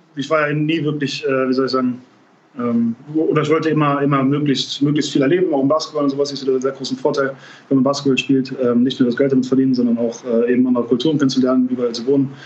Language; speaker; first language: German; native; German